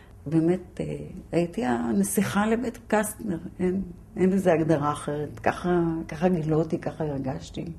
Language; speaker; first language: Hebrew; early bilingual, other home language; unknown